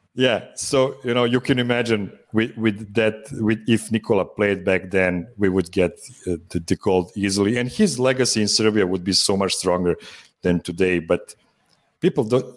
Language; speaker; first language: English; non-native, fluent; Serbian